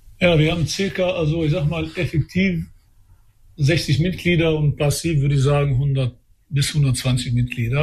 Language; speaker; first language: German; early bilingual, other home language; Albanian